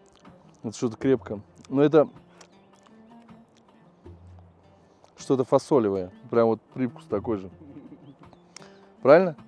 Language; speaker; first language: Russian; native; Russian